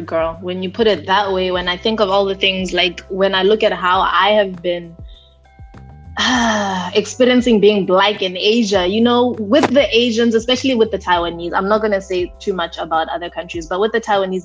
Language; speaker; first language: English; non-native, local second language; Tswana